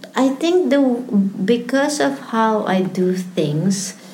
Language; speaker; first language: English; non-native, local second language; Filipino